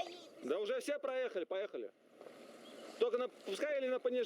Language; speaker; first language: Russian; native; Russian